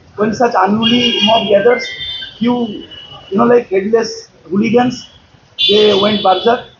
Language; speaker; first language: English; non-native, local second language; Bangla